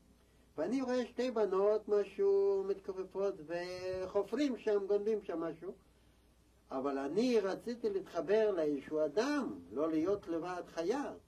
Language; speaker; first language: Hebrew; non-native, fluent; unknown